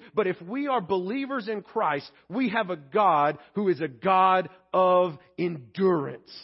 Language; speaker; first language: English; native; English